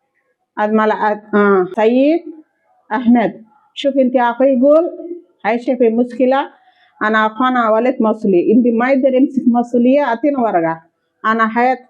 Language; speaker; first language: Arabic; non-native, learner; Telugu